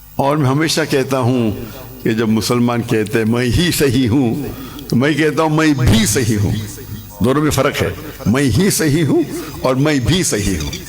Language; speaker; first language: Urdu; non-native, local second language; English